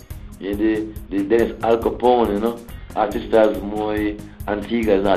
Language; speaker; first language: Spanish; non-native, learner; English